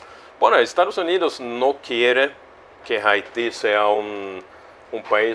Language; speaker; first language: Spanish; non-native, fluent; Swedish